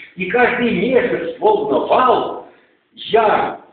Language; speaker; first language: Russian; non-native, local second language; Ukrainian